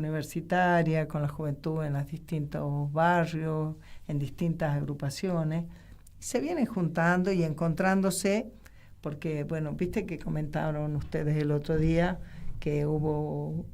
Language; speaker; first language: Spanish; native; Spanish